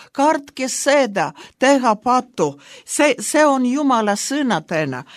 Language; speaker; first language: Estonian; non-native, local second language; Russian